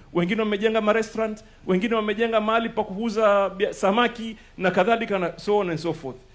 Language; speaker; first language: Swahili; native; Swahili